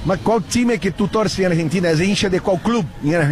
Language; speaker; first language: Portuguese; native; Portuguese